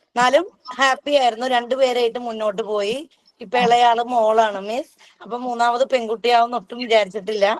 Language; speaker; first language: Malayalam; native; Malayalam